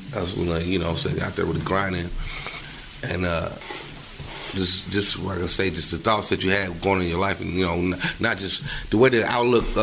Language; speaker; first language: English; native; English